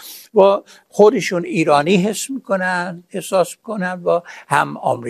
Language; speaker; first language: Persian; non-native, fluent; English